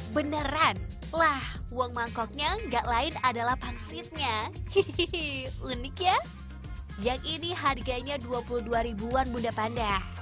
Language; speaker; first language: Indonesian; native; Indonesian